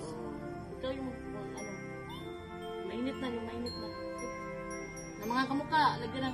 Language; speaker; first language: Filipino; non-native, local second language; Cebuano